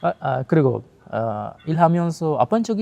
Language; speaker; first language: Korean; non-native, fluent; Sinhala